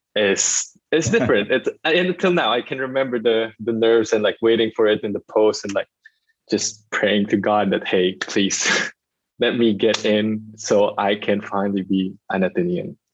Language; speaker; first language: English; non-native, local second language; Filipino